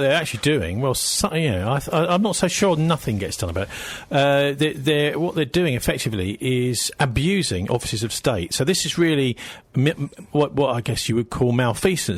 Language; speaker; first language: English; native; English